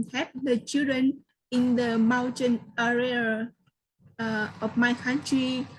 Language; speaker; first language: English; non-native, learner; Vietnamese